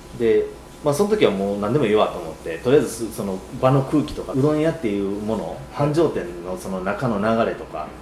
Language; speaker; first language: Japanese; native; Japanese